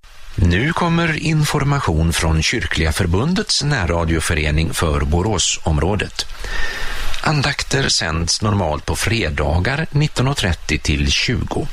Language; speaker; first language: Swedish; native; Swedish